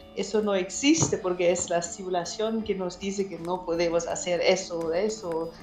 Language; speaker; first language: Spanish; non-native, fluent; German